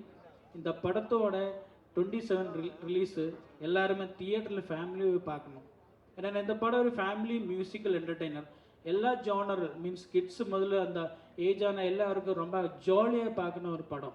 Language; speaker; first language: Tamil; non-native, learner; Malayalam